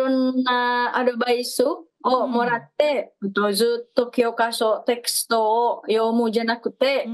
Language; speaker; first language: Japanese; non-native, fluent; Indonesian